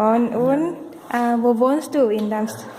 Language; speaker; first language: German; non-native, learner; Thai